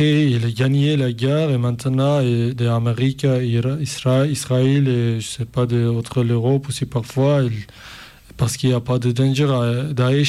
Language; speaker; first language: French; non-native, learner; Kurdish